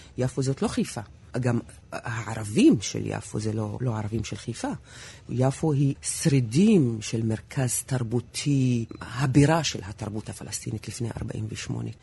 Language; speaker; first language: Hebrew; non-native, local second language; Arabic